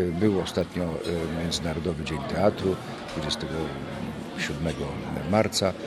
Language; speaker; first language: Polish; native; Polish